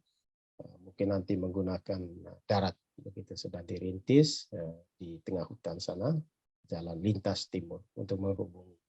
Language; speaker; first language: Indonesian; native; Indonesian